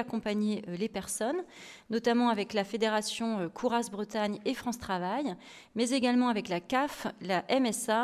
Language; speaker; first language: French; native; French